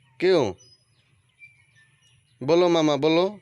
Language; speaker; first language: Hindi; non-native, local second language; Bangla